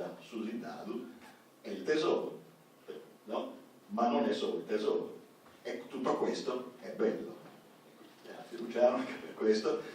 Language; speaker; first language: Italian; non-native, local second language; Sardinian